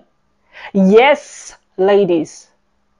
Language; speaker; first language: English; non-native, fluent; French